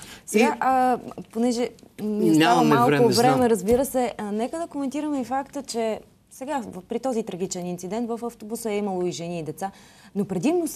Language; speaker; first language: Bulgarian; native; Bulgarian